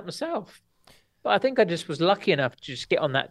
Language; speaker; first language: English; native; English